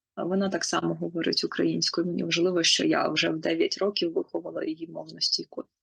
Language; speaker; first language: Ukrainian; native; Ukrainian